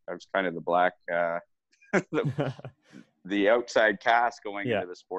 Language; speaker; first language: English; native; English